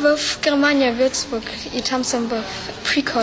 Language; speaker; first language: Bulgarian; early bilingual, heritage; Bulgarian